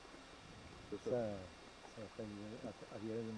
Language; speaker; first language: French; native; French